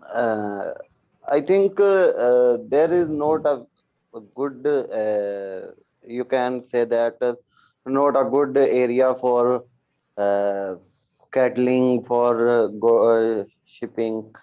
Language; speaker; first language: English; non-native, learner; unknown